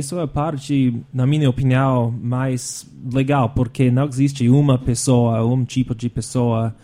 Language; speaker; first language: Portuguese; non-native, fluent; English